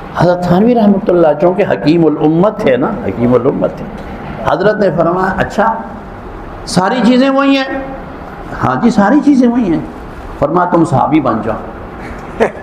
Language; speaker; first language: Urdu; non-native, local second language; Punjabi